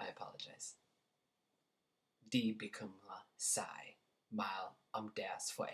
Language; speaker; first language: Danish; non-native, learner; English